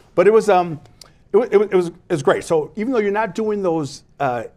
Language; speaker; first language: English; native; English